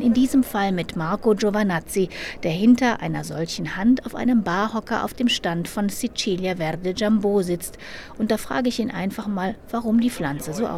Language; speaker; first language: German; native; German